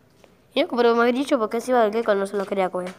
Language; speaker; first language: Spanish; native; Spanish